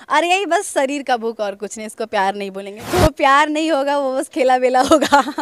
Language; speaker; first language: Hindi; native; Hindi